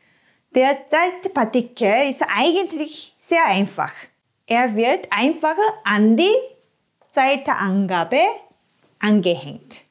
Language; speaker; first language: German; non-native, fluent; Korean